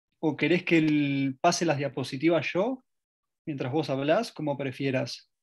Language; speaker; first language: Spanish; native; Spanish